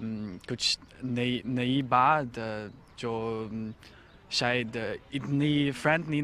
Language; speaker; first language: Hindi; non-native, learner; Chinese